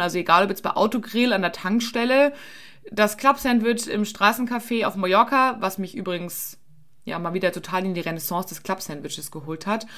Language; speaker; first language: German; native; German